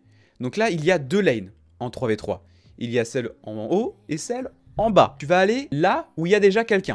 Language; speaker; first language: French; native; French